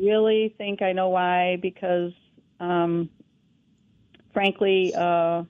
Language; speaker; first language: English; native; English